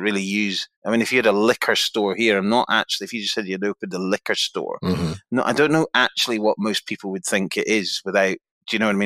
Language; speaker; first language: English; native; English